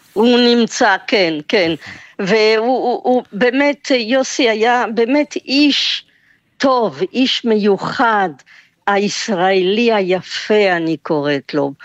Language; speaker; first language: Hebrew; non-native, fluent; French